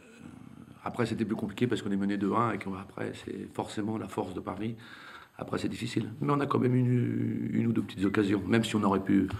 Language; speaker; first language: French; native; French